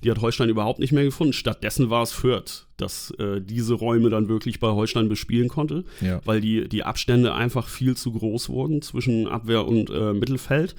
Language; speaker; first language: German; native; German